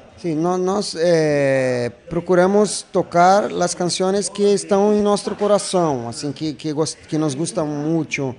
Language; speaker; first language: Spanish; non-native, fluent; Portuguese